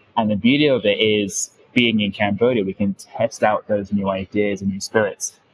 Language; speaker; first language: English; native; English